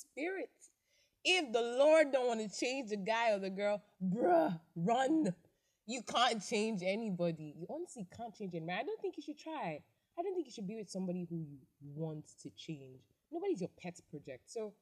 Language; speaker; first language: English; non-native, local second language; Igbo